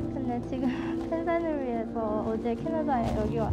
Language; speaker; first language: Korean; non-native, fluent; Cantonese